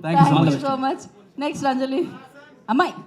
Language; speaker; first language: Telugu; native; Telugu